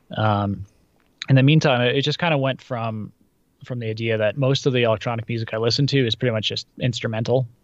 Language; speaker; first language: English; early bilingual, other home language; Russian